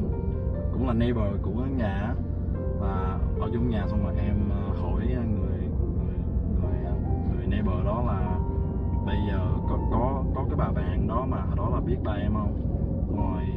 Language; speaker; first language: Vietnamese; early bilingual, heritage; Vietnamese